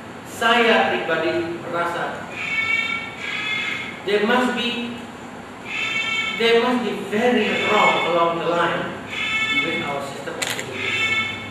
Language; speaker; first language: English; non-native, fluent; Indonesian